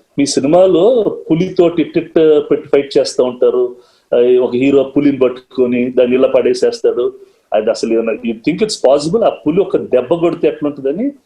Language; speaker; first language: Telugu; native; Telugu